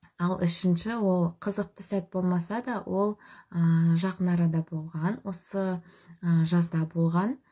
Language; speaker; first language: Kazakh; non-native, local second language; Russian